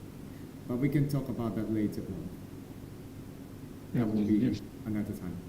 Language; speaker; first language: English; non-native, learner; Thai